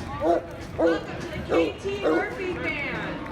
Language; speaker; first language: English; native; English